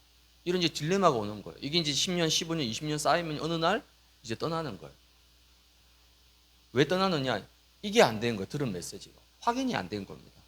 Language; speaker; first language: Korean; native; Korean